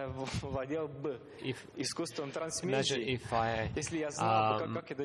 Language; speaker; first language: Russian; non-native, fluent; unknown